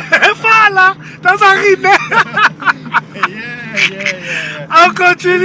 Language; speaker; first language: Portuguese; non-native, learner; Lingala